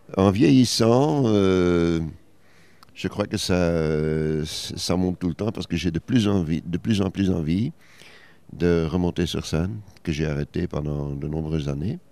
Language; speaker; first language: French; native; French